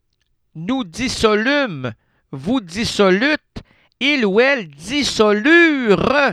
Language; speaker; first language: French; native; French